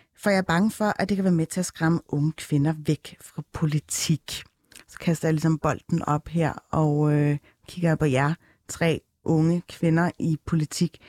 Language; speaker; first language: Danish; early bilingual, other home language; Turkish